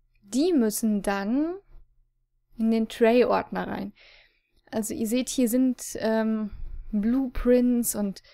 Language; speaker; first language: German; native; German